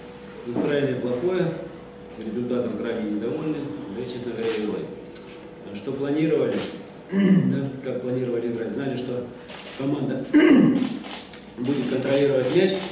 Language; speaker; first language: Russian; native; Russian